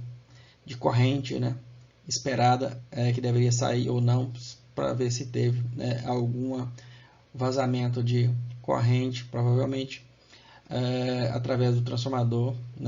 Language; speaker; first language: Portuguese; native; Portuguese